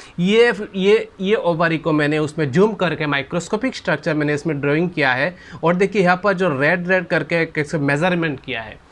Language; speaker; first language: Hindi; non-native, local second language; Bangla